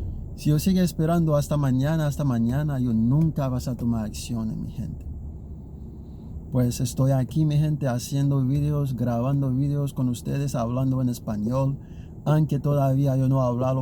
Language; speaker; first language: Spanish; non-native, learner; Haitian Creole